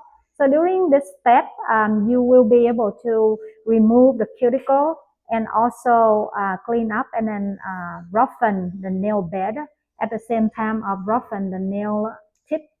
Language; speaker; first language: English; non-native, fluent; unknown